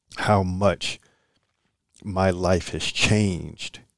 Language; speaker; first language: English; native; English